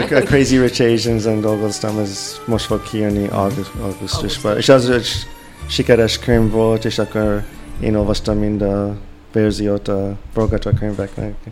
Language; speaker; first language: Hungarian; early bilingual, heritage; English